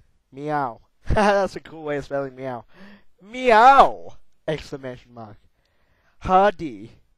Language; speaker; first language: English; native; English